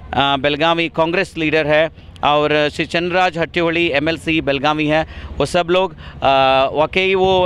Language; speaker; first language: Hindi; non-native, local second language; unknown